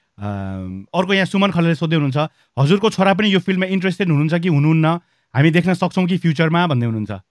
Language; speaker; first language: Nepali; native; Nepali